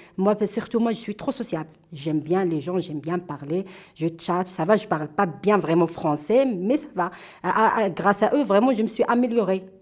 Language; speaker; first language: French; non-native, local second language; Arabic